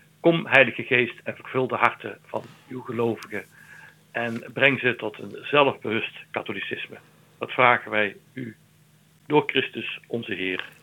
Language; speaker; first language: Dutch; native; Dutch